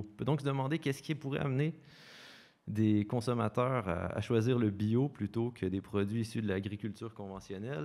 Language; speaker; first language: French; native; French